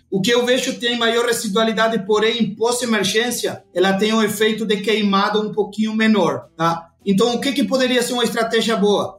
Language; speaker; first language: Portuguese; non-native, fluent; Spanish